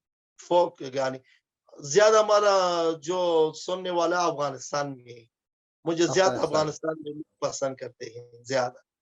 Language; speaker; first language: Hindi; non-native, fluent; Pashto